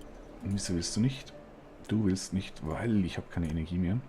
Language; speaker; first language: German; native; German